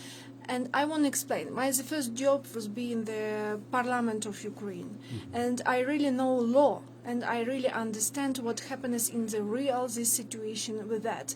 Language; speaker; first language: English; non-native, learner; Ukrainian